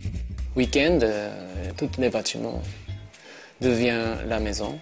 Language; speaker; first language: French; non-native, learner; Japanese